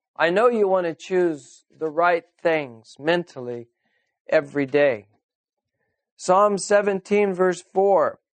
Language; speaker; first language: English; native; English